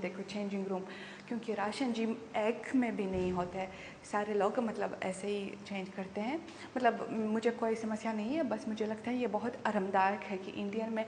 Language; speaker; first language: Hindi; non-native, fluent; Russian